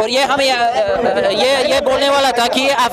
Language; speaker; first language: Hindi; non-native, fluent; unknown